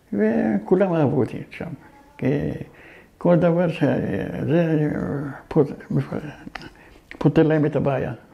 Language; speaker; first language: Hebrew; early bilingual, other home language; Arabic